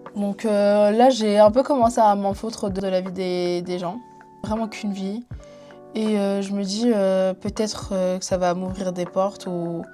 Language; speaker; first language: French; early bilingual, other home language; Spanish